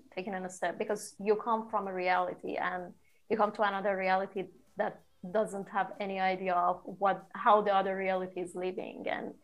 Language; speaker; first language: English; non-native, fluent; Persian